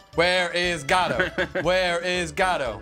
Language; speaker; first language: English; native; English